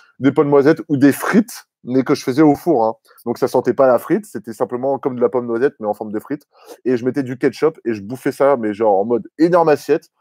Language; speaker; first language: French; native; French